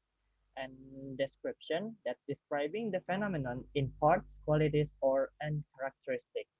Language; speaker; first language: English; non-native, learner; Indonesian